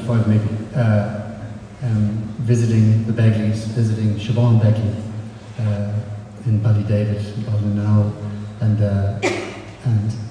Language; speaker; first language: English; native; English